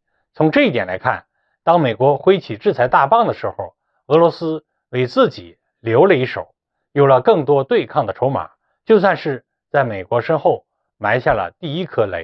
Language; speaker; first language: Chinese; native; Chinese